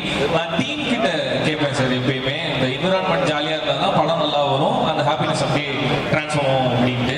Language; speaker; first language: Tamil; native; Tamil